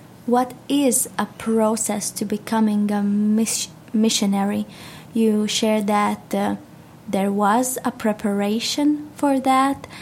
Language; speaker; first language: English; non-native, fluent; Latvian